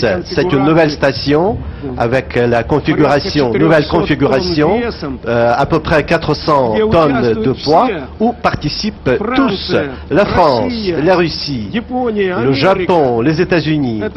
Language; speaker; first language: French; non-native, fluent; Russian